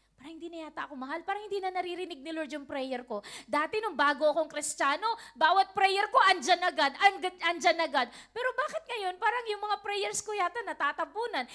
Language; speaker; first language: Filipino; native; Filipino